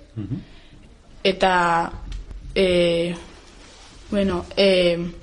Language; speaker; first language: Basque; non-native, learner; Spanish